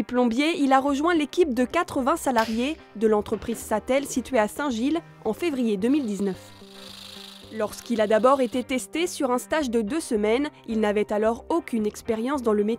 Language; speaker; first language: French; native; French